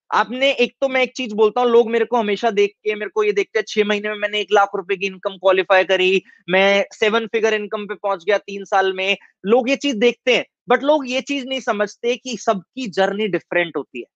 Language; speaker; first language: Hindi; native; Hindi